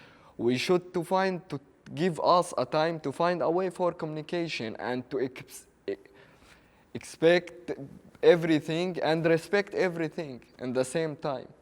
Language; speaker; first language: English; non-native, learner; Arabic